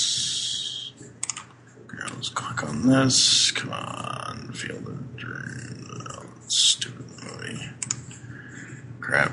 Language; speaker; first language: English; native; English